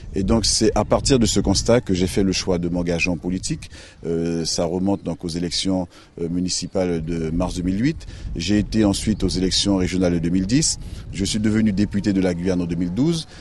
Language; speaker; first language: French; native; French